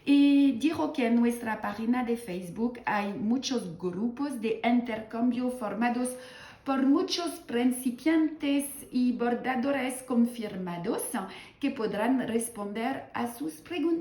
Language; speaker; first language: Spanish; non-native, learner; French